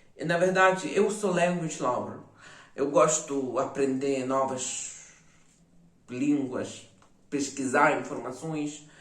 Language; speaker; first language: Portuguese; non-native, local second language; Ukrainian